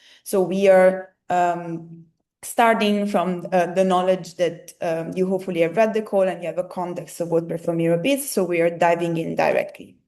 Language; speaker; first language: English; non-native, fluent; Italian